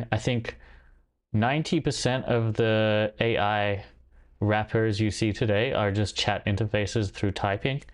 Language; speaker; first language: English; native; English